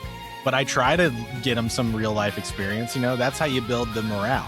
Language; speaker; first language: English; native; English